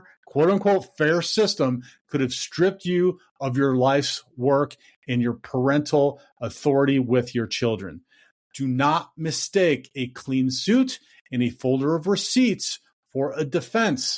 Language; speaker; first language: English; native; English